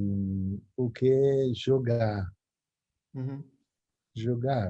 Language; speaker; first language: Portuguese; non-native, fluent; Spanish